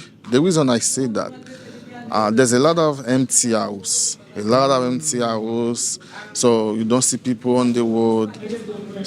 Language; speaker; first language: English; non-native, learner; Haitian Creole